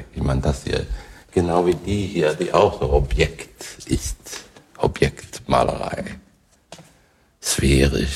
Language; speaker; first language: German; non-native, fluent; Swedish